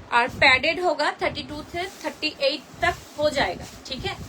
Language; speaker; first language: Hindi; non-native, local second language; Bangla